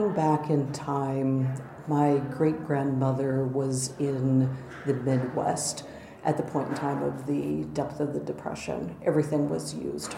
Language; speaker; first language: English; native; English